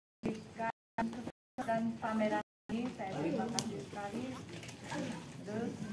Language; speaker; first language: Indonesian; non-native, learner; Japanese